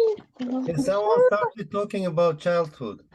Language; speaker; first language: English; non-native, fluent; Uzbek